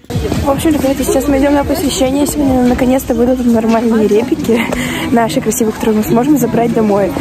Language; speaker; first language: Russian; native; Russian